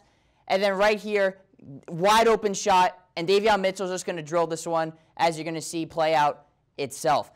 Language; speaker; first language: English; native; English